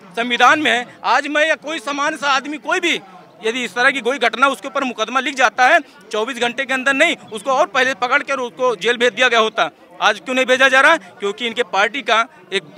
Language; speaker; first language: Hindi; native; Hindi